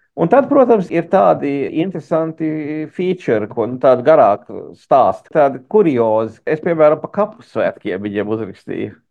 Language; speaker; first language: Latvian; early bilingual, heritage; Latvian